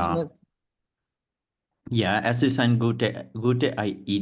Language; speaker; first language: German; non-native, learner; Punjabi